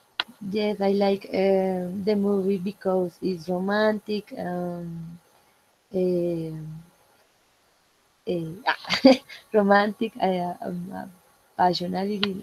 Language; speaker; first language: English; non-native, learner; Spanish